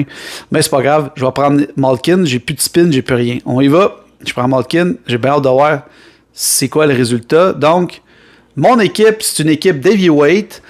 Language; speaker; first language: French; native; French